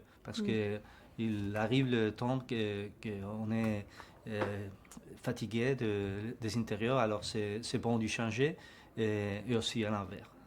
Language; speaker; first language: French; non-native, learner; Spanish